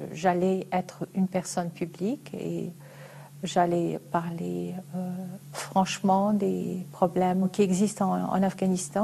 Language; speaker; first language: French; non-native, local second language; Arabic